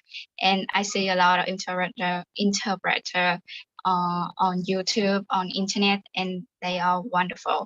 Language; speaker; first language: English; non-native, fluent; Vietnamese